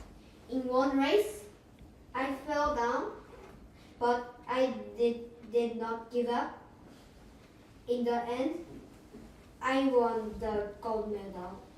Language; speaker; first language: English; non-native, fluent; Korean